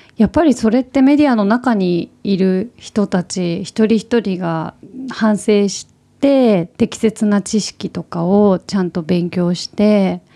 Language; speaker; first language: Japanese; native; Japanese